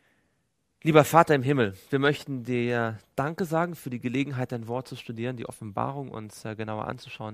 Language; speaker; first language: German; native; German